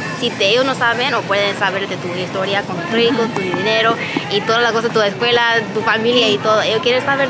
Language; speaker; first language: Spanish; non-native, learner; English